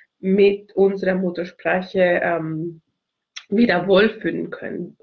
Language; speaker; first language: German; non-native, fluent; Spanish